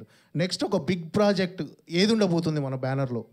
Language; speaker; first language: Telugu; native; Telugu